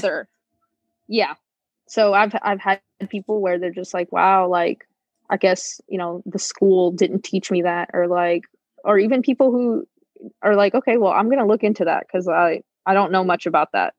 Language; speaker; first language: English; native; English